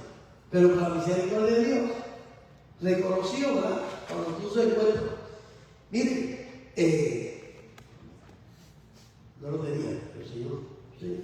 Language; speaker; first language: Spanish; native; Spanish